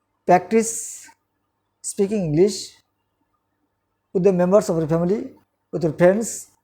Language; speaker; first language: English; non-native, local second language; Bangla